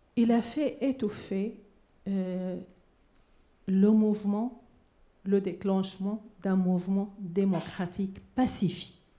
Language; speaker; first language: French; non-native, fluent; Arabic